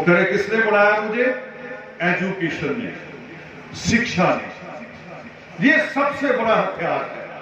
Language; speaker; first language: Hindi; non-native, local second language; Punjabi